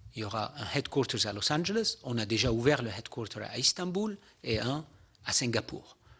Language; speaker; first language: French; non-native, local second language; Arabic